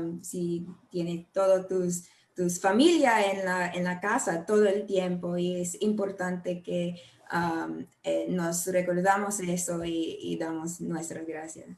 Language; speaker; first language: Spanish; non-native, learner; English